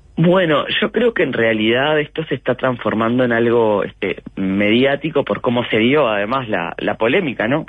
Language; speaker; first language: Spanish; native; Spanish